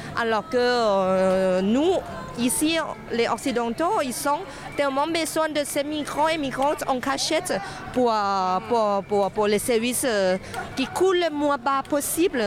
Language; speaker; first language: French; non-native, fluent; Thai